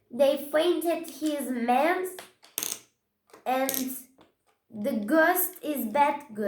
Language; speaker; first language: English; non-native, learner; Turkish